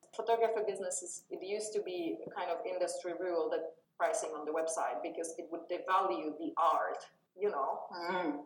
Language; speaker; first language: English; non-native, fluent; Czech